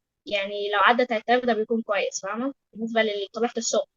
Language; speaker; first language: Arabic; native; Arabic